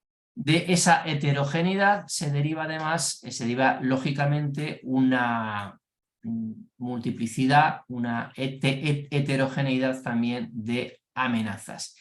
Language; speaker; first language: Spanish; native; Spanish